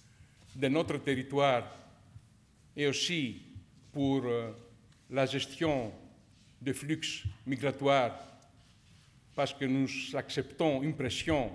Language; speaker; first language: French; non-native, fluent; Greek